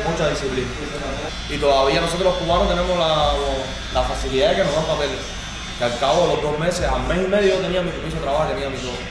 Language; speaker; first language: Spanish; native; Spanish